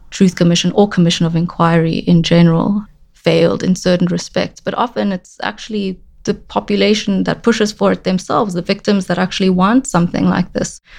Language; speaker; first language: English; native; English